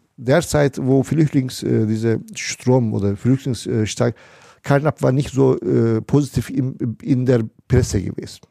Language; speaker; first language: German; non-native, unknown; Turkish